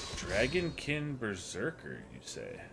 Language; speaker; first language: English; native; English